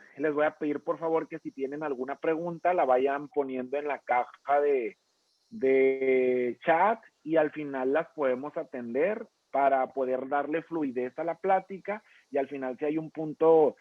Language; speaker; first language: Spanish; native; Spanish